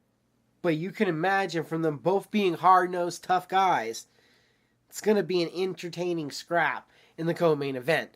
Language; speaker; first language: English; native; English